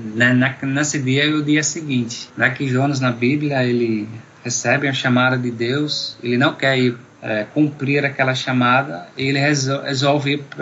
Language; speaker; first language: Portuguese; non-native, fluent; Dutch